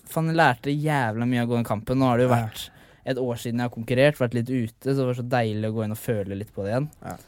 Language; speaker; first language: Norwegian; native; Norwegian